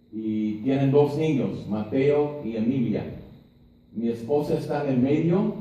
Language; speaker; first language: Spanish; non-native, fluent; English